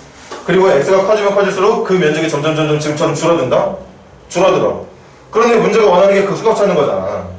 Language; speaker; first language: Korean; native; Korean